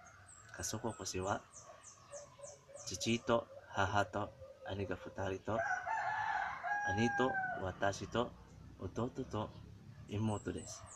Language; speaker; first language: Japanese; non-native, learner; Cebuano